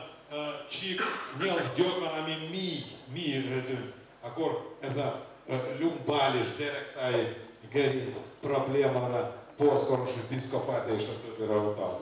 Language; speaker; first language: Hungarian; non-native, learner; Russian